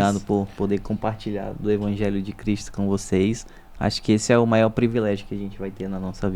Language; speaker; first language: Portuguese; native; Portuguese